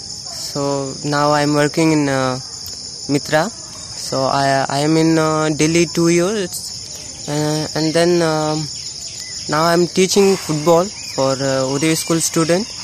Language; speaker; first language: English; non-native, local second language; Tamil